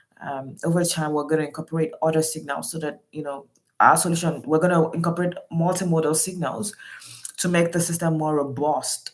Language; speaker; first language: English; non-native, local second language; Yoruba